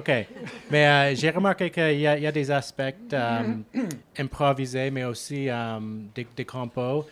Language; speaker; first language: French; non-native, local second language; English